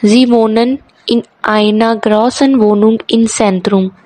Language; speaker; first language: German; non-native, learner; Urdu